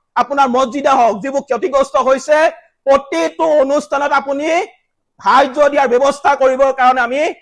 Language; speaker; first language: Assamese; native; Assamese